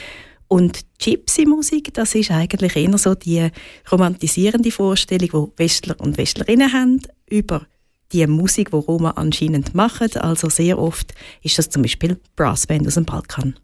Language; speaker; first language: German; native; German